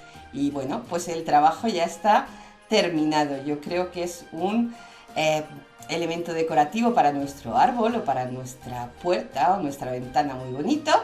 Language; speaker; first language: Spanish; native; Spanish